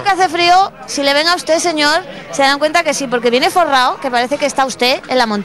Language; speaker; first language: Spanish; native; Spanish